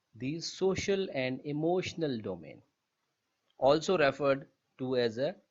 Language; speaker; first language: English; non-native, local second language; Urdu